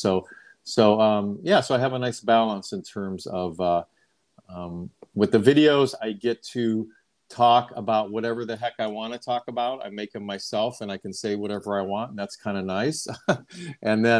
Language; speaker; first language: English; native; English